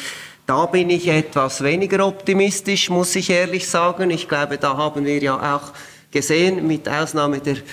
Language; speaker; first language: German; native; German